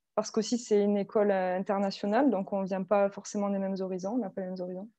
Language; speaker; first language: French; native; French